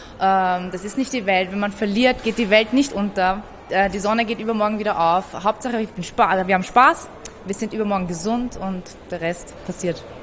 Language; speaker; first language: German; early bilingual, other home language; Persian